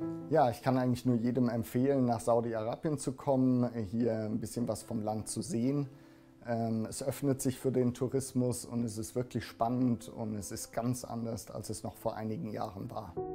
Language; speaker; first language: German; native; German